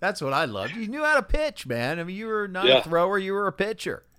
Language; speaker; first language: English; native; English